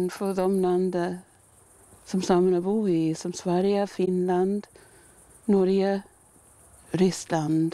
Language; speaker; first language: Swedish; non-native, fluent; Māori